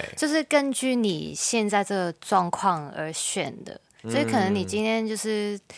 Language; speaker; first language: Chinese; non-native, local second language; Cantonese